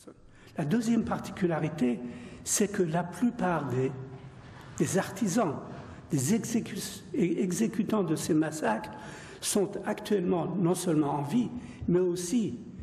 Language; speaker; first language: French; non-native, fluent; Persian